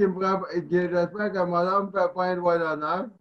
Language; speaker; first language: French; native; French